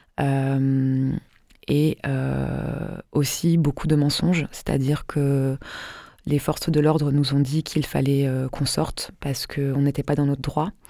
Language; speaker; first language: French; native; French